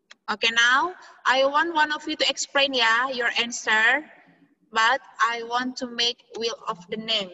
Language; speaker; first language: English; non-native, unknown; Indonesian